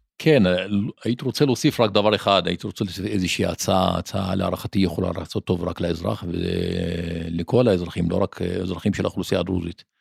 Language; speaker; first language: Hebrew; non-native, local second language; Arabic